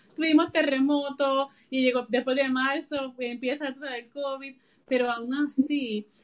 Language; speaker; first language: Spanish; native; Spanish